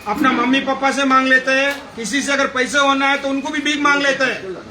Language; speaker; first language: Hindi; non-native, local second language; Telugu